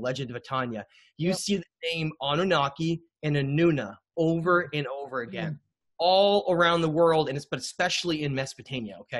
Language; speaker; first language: English; native; English